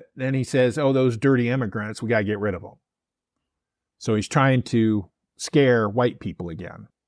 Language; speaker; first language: English; native; English